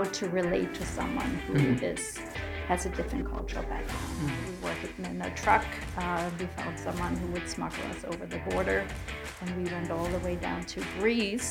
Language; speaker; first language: English; non-native, fluent; German